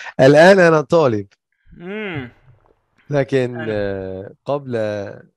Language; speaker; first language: Arabic; non-native, learner; English